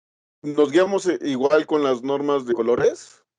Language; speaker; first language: Spanish; native; Spanish